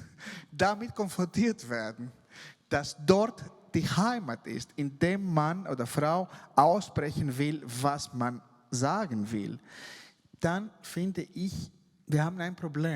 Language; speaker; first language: German; non-native, fluent; Greek